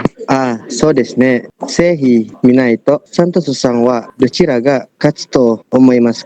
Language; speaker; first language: Japanese; non-native, learner; Indonesian